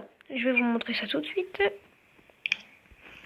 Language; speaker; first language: French; native; French